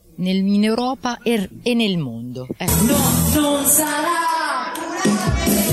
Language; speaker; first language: Italian; native; Italian